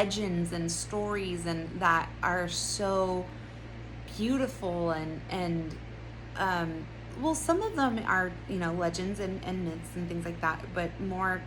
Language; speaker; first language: English; native; English